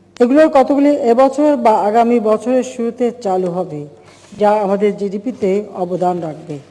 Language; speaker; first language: Bangla; native; Bangla